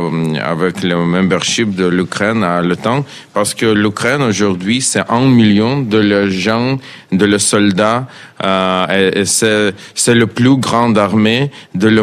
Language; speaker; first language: French; non-native, learner; Ukrainian